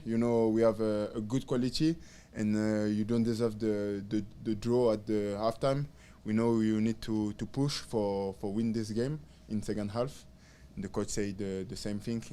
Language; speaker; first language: English; non-native, learner; French